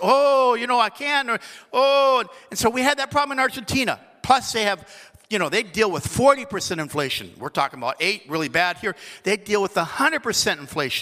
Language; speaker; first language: English; native; English